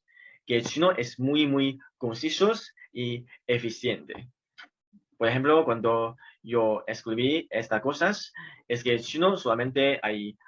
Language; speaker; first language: Spanish; non-native, fluent; Chinese